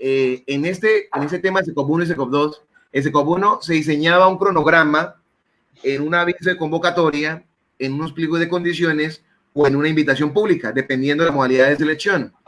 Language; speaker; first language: Spanish; native; Spanish